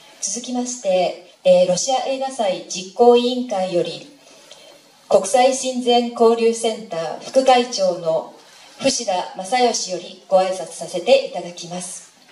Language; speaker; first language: Japanese; native; Japanese